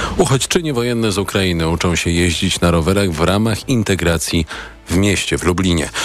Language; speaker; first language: Polish; native; Polish